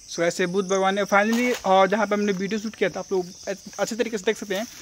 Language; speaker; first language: Hindi; native; Hindi